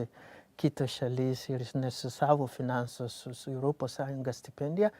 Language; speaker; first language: Lithuanian; non-native, learner; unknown